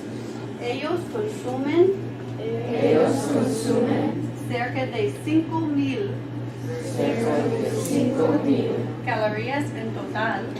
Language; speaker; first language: Spanish; non-native, fluent; English